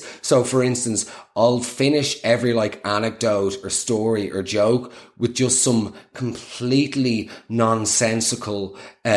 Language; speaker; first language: English; native; English